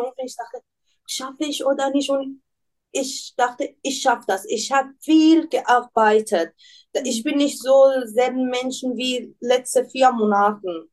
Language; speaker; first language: German; non-native, learner; Persian